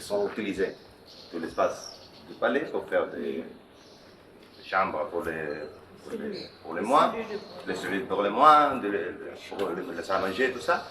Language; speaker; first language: French; non-native, local second language; Catalan